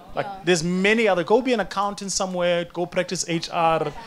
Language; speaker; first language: English; non-native, local second language; Zulu